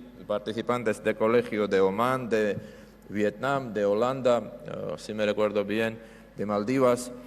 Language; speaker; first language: Spanish; non-native, fluent; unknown